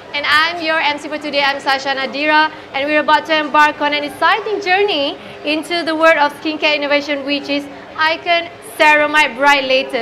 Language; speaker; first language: English; non-native, local second language; Malay